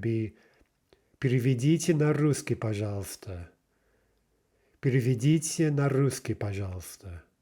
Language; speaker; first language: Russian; non-native, fluent; English